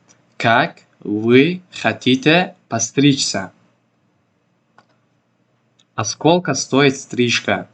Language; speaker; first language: Russian; non-native, local second language; Tajik